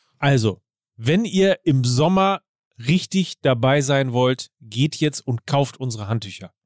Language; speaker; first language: German; native; German